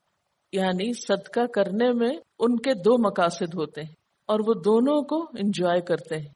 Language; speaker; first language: Urdu; native; Urdu